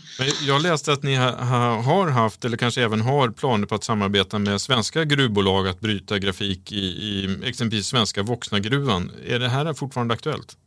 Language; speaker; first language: Swedish; native; Swedish